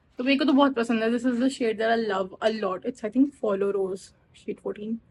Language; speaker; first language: Hindi; native; Hindi